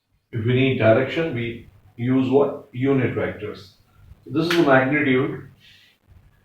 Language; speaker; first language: English; non-native, local second language; Hindi